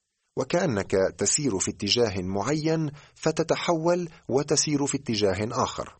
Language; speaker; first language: Arabic; native; Arabic